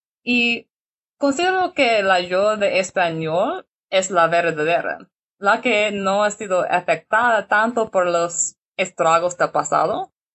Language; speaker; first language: Spanish; non-native, learner; English